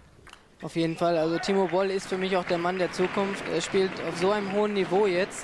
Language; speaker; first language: German; native; German